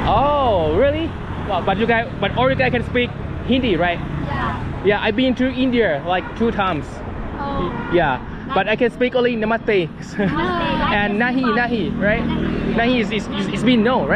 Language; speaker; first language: English; non-native, learner; Thai